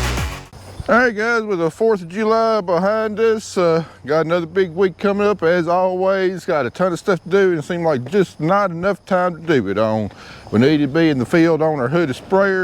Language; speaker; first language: English; native; English